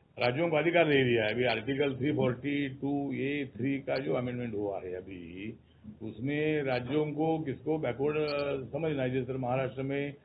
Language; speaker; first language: Hindi; non-native, local second language; Marathi